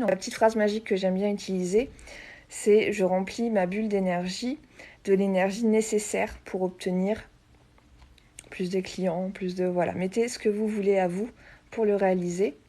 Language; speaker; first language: French; native; French